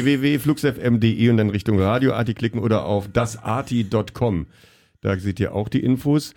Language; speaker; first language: German; native; German